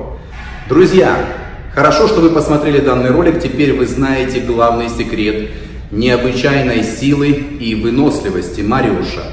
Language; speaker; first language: Russian; native; Russian